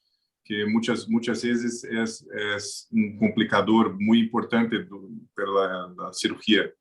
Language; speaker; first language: Spanish; non-native, learner; Portuguese